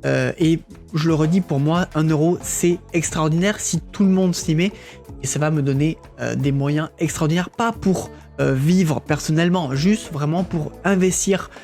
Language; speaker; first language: French; native; French